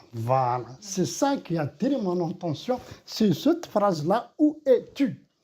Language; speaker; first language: French; non-native, local second language; Kabyle